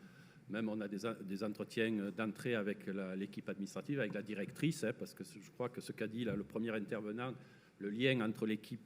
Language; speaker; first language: French; native; French